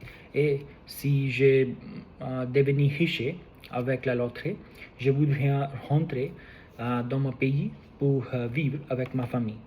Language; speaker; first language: French; non-native, learner; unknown